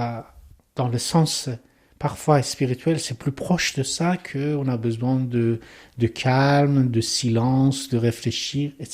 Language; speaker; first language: French; non-native, learner; Persian